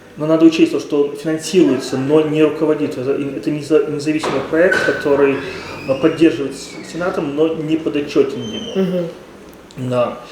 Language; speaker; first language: Russian; native; Russian